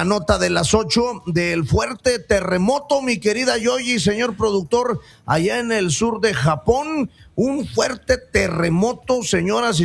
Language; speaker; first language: Spanish; native; Spanish